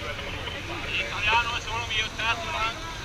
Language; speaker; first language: Italian; non-native, learner; Dutch